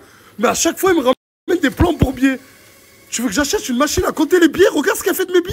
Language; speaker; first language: French; native; French